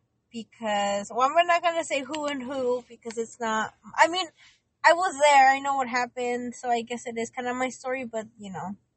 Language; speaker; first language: English; early bilingual, other home language; Spanish